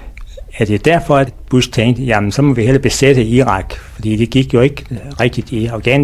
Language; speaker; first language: Danish; native; Danish